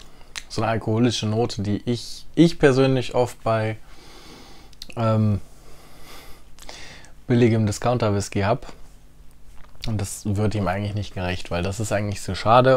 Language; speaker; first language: German; native; German